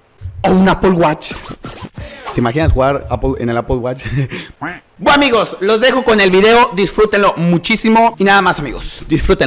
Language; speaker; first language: Spanish; native; Spanish